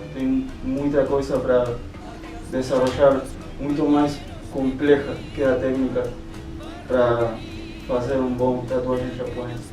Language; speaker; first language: Portuguese; non-native, fluent; Spanish